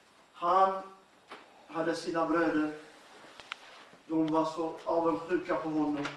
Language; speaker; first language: Swedish; non-native, fluent; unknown